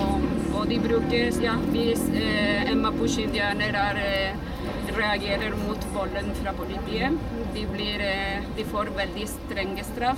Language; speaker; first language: Norwegian; non-native, fluent; Spanish